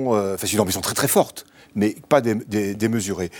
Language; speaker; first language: French; native; French